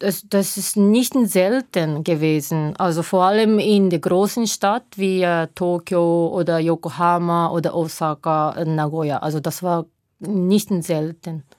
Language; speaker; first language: German; non-native, learner; Japanese